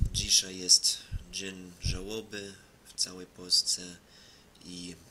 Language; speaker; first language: Polish; non-native, fluent; English